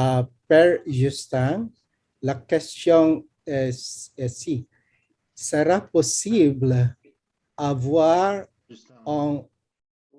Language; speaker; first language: French; non-native, learner; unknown